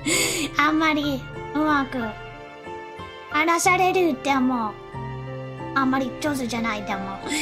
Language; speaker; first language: Japanese; non-native, learner; English